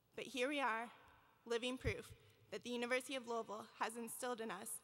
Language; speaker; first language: English; native; English